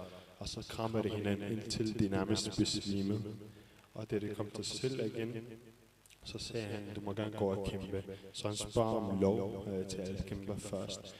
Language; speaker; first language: Danish; early bilingual, other home language; Arabic